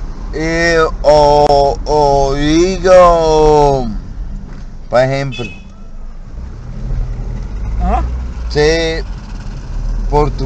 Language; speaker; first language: Portuguese; non-native, learner; Spanish